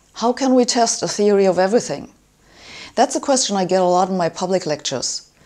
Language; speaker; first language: English; non-native, fluent; German